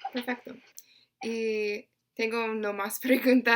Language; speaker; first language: Spanish; non-native, learner; English